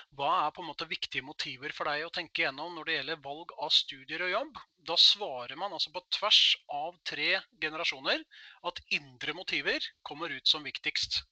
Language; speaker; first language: Norwegian; native; Norwegian